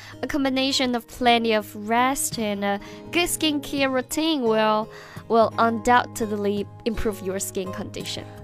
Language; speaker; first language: English; non-native, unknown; Chinese